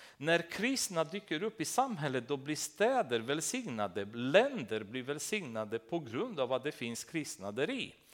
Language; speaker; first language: Swedish; non-native, fluent; Romanian